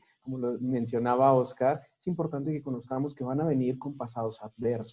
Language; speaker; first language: Spanish; native; Spanish